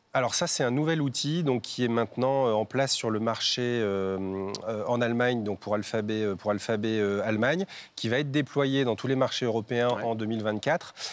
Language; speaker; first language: French; native; French